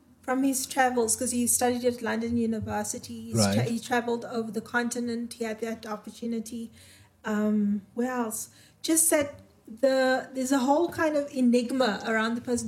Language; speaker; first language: English; native; English